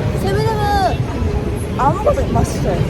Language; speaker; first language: Korean; non-native, learner; Japanese